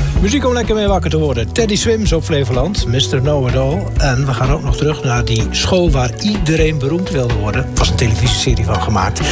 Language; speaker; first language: Dutch; native; Dutch